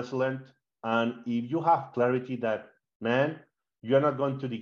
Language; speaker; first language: English; non-native, fluent; Spanish